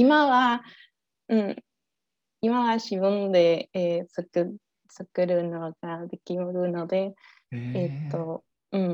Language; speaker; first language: Japanese; non-native, learner; Spanish